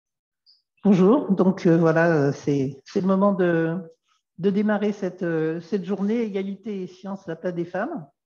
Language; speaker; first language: French; native; French